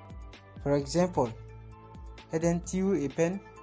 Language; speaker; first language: English; non-native, fluent; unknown